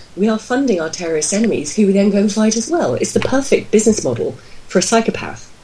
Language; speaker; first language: English; native; English